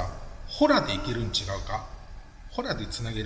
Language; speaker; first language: Japanese; native; Japanese